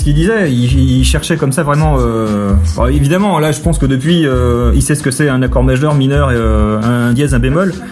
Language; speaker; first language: French; native; French